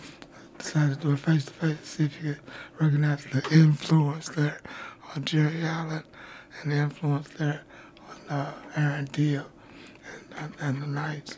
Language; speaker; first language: English; native; English